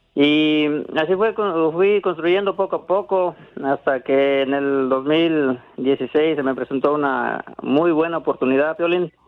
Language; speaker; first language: Spanish; native; Spanish